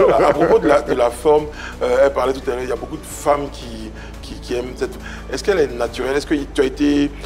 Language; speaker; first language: French; native; French